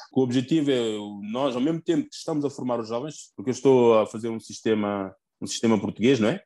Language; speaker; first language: Portuguese; early bilingual, other home language; Upper Guinea Crioulo